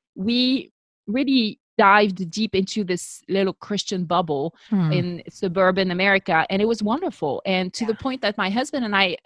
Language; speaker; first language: English; non-native, fluent; French